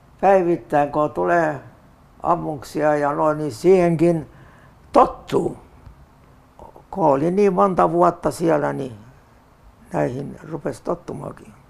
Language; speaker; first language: Finnish; non-native, local second language; Tatar